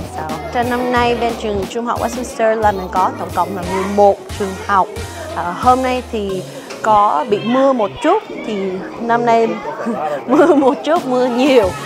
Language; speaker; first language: Vietnamese; early bilingual, heritage; Vietnamese